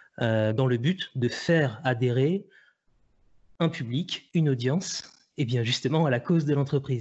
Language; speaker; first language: French; native; French